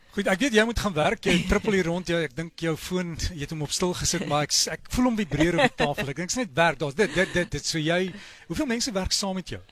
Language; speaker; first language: Afrikaans; native; Afrikaans